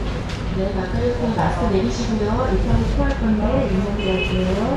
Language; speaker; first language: Korean; native; Korean